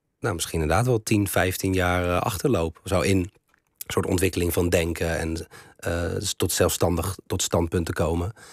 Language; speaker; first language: Dutch; native; Dutch